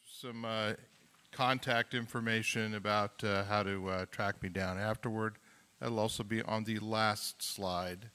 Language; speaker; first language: English; native; English